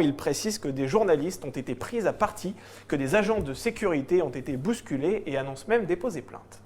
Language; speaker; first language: French; native; French